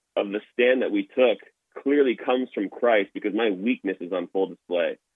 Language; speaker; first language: English; native; English